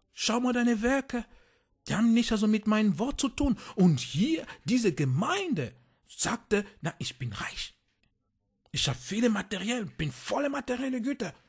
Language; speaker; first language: German; non-native, fluent; French